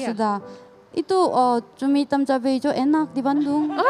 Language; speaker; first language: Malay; non-native, learner; Korean